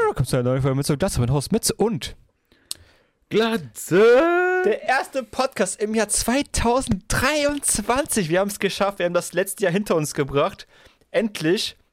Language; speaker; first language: German; early bilingual, other home language; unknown